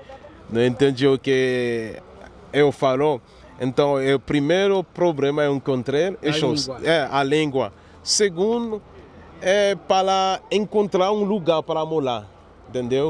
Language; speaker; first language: Portuguese; non-native, learner; Haitian Creole